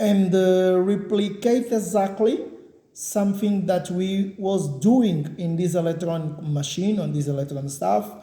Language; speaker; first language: English; non-native, learner; Portuguese